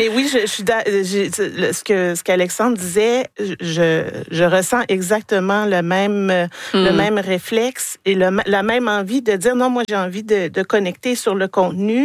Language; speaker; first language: French; native; French